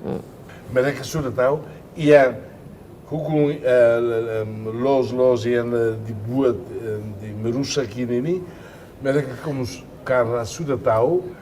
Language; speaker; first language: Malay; non-native, fluent; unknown